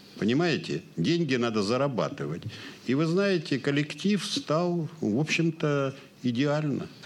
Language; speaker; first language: Russian; native; Russian